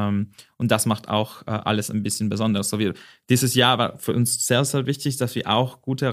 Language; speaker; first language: German; non-native, fluent; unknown